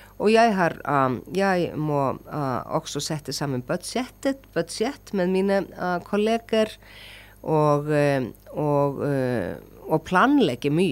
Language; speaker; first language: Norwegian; non-native, fluent; Icelandic